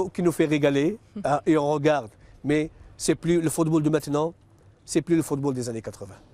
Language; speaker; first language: French; non-native, local second language; Arabic